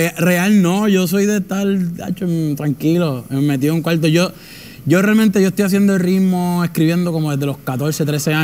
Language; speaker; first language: Spanish; native; Spanish